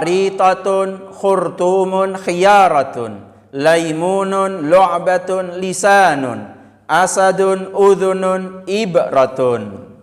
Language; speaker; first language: Arabic; non-native, fluent; Indonesian